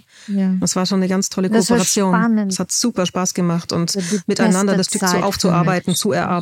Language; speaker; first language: German; native; German